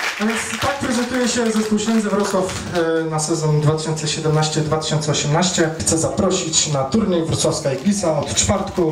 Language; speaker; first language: Polish; native; Polish